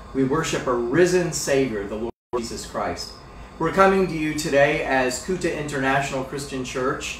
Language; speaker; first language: English; native; English